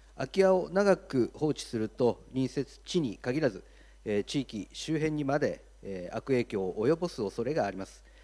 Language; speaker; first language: Japanese; native; Japanese